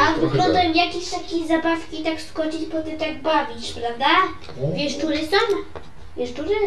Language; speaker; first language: Polish; early bilingual, heritage; Polish